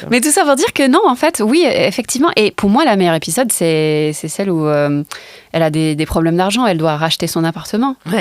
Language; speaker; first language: French; non-native, fluent; English